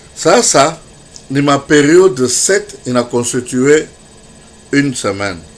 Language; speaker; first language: French; non-native, local second language; Swahili